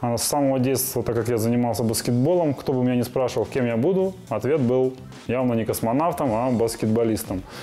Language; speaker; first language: Russian; native; Russian